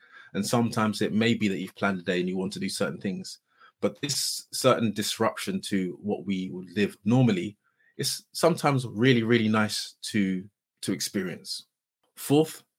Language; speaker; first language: English; native; English